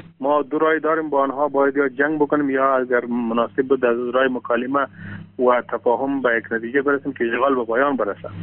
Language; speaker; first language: Persian; non-native, local second language; Pashto